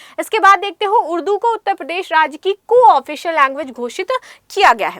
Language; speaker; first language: Hindi; native; Hindi